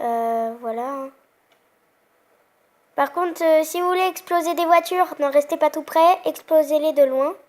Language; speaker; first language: French; native; French